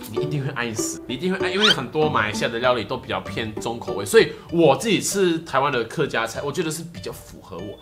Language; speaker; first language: Chinese; native; Chinese